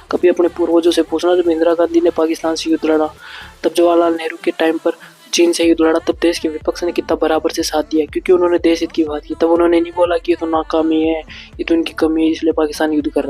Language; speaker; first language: Hindi; native; Hindi